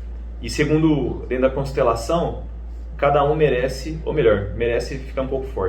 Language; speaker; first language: Portuguese; native; Portuguese